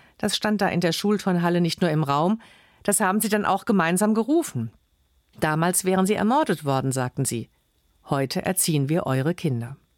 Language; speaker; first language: German; native; German